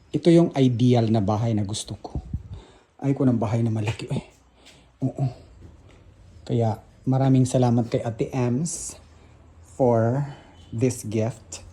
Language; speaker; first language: Filipino; non-native, local second language; Cebuano